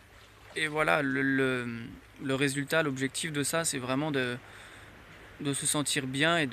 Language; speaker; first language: French; native; French